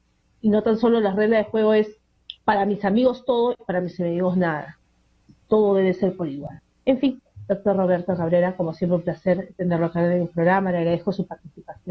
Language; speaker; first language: Spanish; native; Spanish